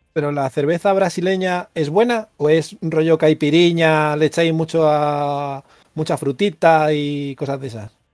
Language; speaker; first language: Spanish; native; Spanish